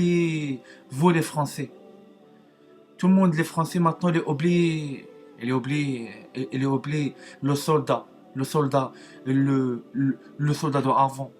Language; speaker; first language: French; non-native, learner; Arabic